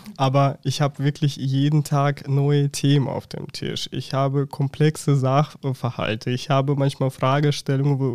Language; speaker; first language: German; non-native, fluent; Russian